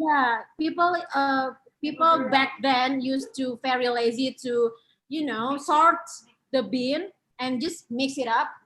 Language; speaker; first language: English; non-native, fluent; Indonesian